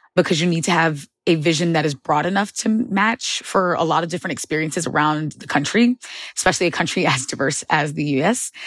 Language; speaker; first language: English; native; English